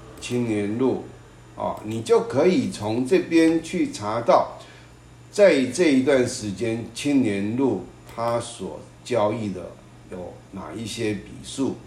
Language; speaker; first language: Chinese; native; Chinese